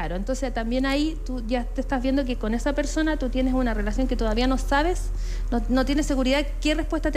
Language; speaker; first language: Spanish; native; Spanish